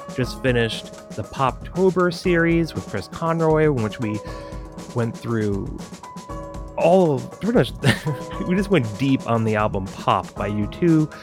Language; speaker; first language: English; native; English